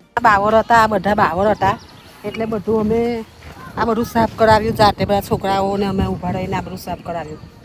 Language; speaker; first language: Gujarati; native; Gujarati